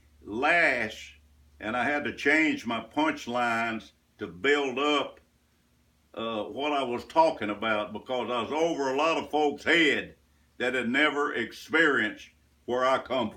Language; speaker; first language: English; native; English